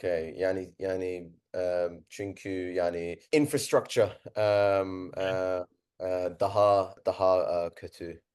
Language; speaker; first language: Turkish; non-native, learner; Arabic